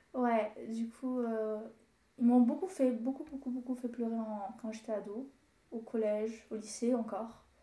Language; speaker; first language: French; early bilingual, other home language; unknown